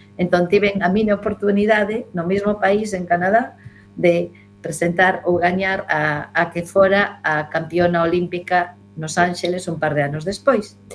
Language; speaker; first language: Galician; non-native, local second language; Spanish